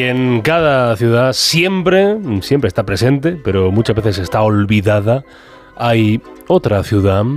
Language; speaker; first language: Spanish; native; Spanish